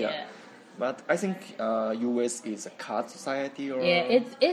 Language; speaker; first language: English; non-native, learner; Japanese